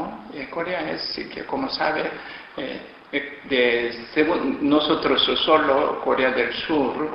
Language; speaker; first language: Spanish; non-native, learner; Korean